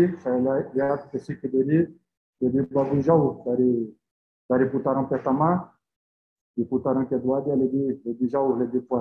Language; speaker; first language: Indonesian; non-native, fluent; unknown